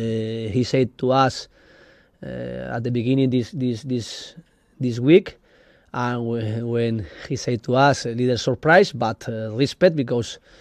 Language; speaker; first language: English; non-native, learner; Spanish